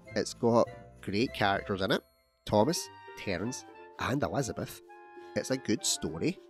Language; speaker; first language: English; native; English